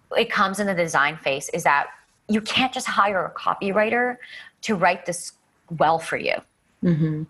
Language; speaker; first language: English; native; English